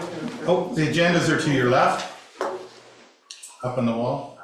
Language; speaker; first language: English; native; English